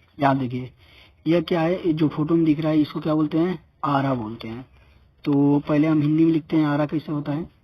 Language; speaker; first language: Hindi; native; Hindi